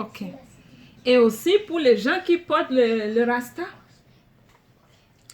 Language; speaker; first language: French; non-native, learner; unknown